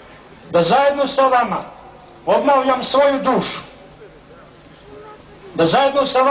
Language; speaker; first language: Serbian; native; Serbian